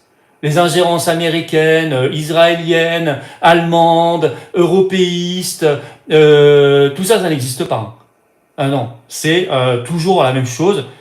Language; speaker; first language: French; native; French